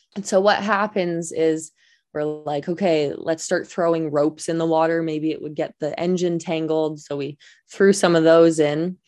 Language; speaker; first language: English; native; English